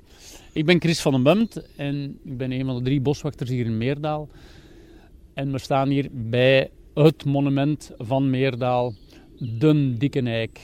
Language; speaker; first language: Dutch; native; Dutch